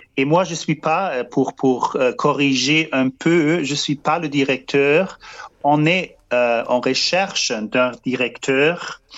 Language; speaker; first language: French; non-native, fluent; German